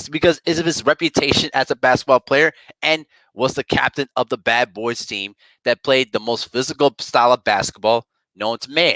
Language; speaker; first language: English; native; English